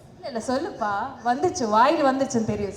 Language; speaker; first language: Tamil; non-native, fluent; Malayalam